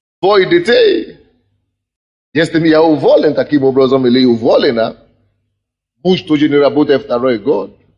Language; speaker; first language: Russian; non-native, fluent; Yoruba